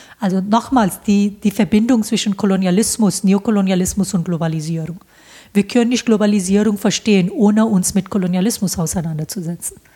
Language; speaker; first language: German; non-native, fluent; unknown